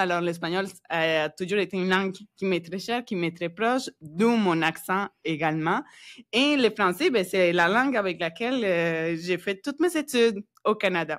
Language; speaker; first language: French; non-native, fluent; Spanish